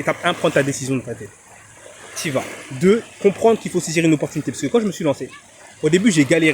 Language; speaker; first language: French; native; French